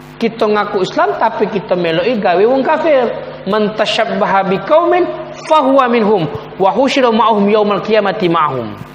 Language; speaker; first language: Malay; native; Malay